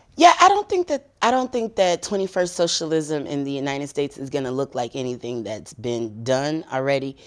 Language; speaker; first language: English; native; English